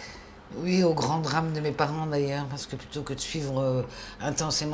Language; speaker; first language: French; native; French